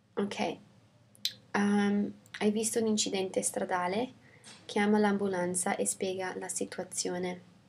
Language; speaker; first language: Italian; non-native, fluent; English